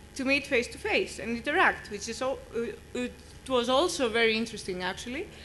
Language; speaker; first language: English; non-native, fluent; Greek